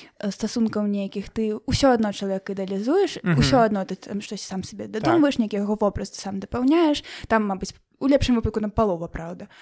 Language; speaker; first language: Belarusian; native; Belarusian